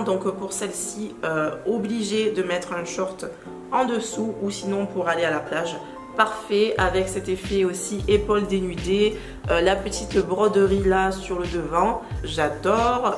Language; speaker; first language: French; native; French